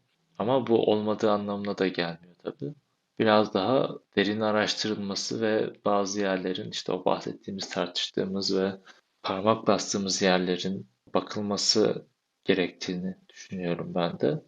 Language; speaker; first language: Turkish; native; Turkish